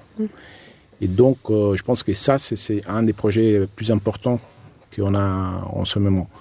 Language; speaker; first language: French; non-native, fluent; Italian